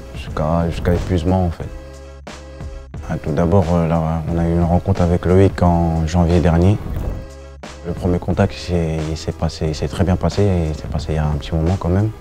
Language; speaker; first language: French; native; French